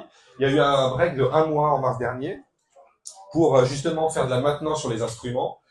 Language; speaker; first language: French; native; French